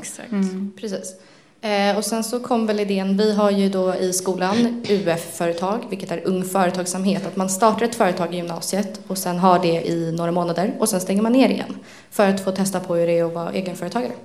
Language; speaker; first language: Swedish; native; Swedish